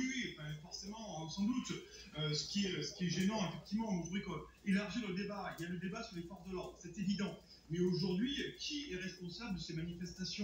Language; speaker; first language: French; native; French